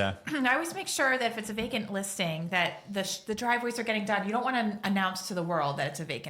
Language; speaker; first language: English; native; English